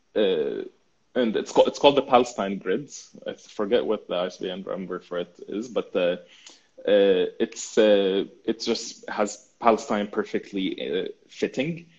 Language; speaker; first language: English; non-native, fluent; Arabic